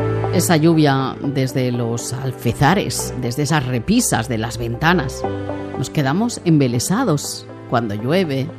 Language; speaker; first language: Spanish; native; Spanish